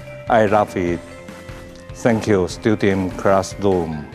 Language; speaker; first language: English; non-native, learner; Chinese